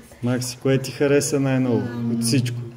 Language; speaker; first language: Bulgarian; native; Bulgarian